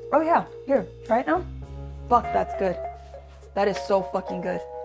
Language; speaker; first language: English; early bilingual, other home language; Spanish